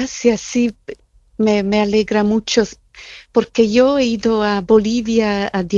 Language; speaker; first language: Spanish; non-native, fluent; German